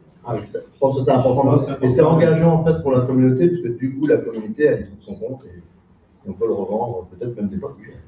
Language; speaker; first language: French; native; French